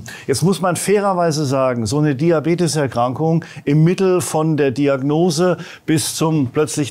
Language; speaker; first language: German; native; German